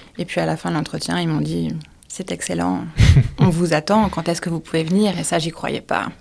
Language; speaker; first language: French; native; French